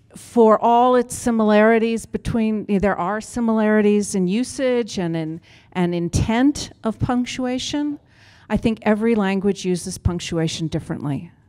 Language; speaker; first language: English; native; English